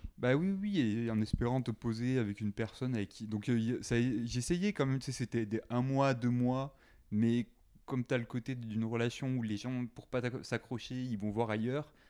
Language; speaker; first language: French; native; French